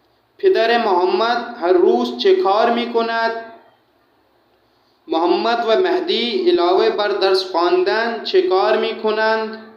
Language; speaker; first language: Persian; non-native, fluent; Urdu